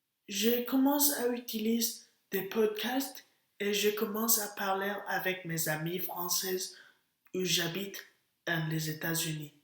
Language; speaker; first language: French; non-native, learner; English